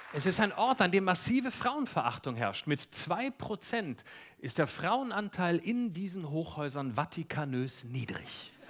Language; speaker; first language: German; native; German